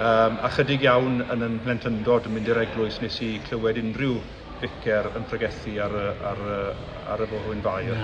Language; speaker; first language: Welsh; native; Welsh